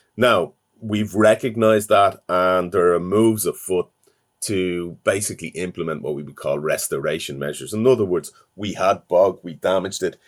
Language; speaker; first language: English; native; English